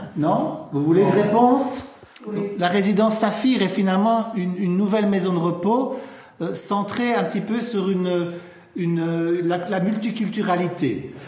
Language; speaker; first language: French; native; French